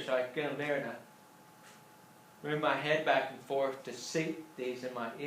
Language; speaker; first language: English; native; English